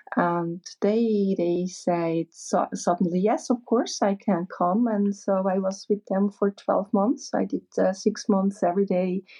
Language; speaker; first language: English; non-native, fluent; German